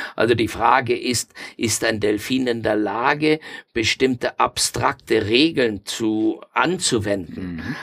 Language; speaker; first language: German; non-native, fluent; Spanish